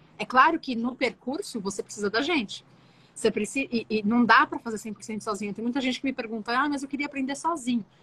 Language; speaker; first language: Portuguese; native; Portuguese